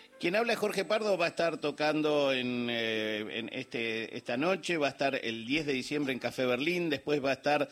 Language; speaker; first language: Spanish; native; Spanish